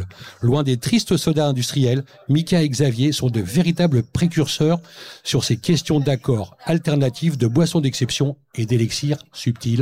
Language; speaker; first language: French; native; French